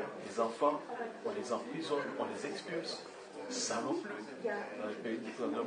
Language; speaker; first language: French; non-native, local second language; Comorian